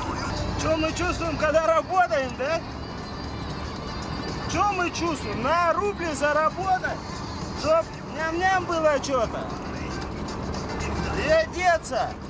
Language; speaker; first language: Russian; native; Russian